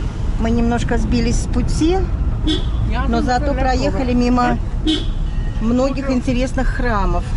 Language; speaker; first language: Russian; native; Russian